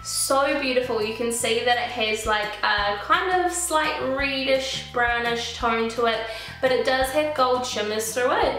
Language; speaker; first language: English; native; English